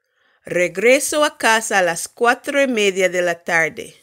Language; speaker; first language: Spanish; non-native, fluent; English